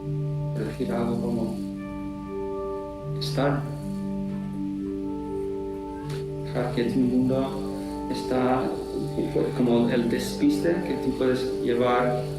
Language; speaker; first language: Spanish; non-native, fluent; English